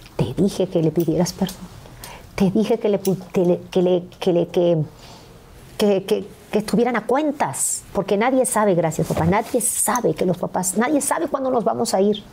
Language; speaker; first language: Spanish; native; Spanish